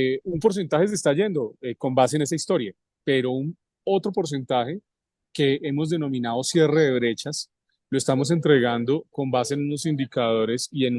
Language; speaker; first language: Spanish; native; Spanish